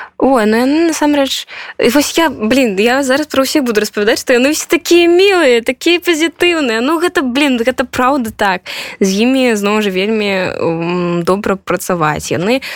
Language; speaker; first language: Belarusian; non-native, local second language; Russian